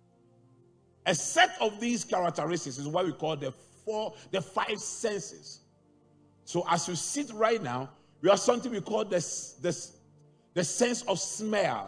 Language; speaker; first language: English; non-native, local second language; Akan